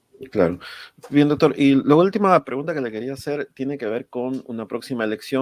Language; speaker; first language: Spanish; native; Spanish